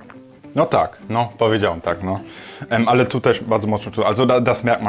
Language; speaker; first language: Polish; non-native, learner; German